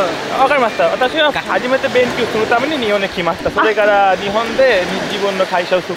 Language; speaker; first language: Japanese; non-native, learner; Bangla